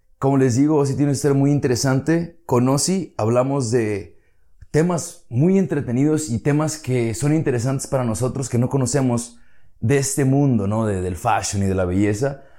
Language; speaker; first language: Spanish; native; Spanish